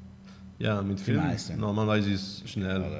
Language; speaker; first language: German; non-native, learner; Spanish